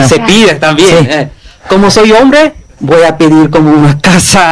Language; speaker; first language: Spanish; non-native, learner; Bangla